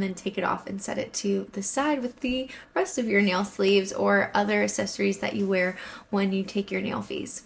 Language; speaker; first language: English; native; English